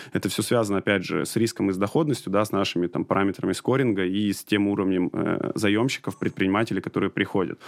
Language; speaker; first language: Russian; native; Russian